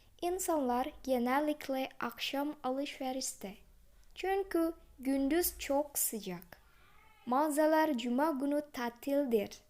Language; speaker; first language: Turkish; non-native, fluent; Indonesian